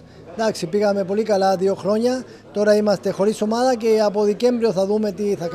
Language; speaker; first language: Greek; non-native, fluent; Spanish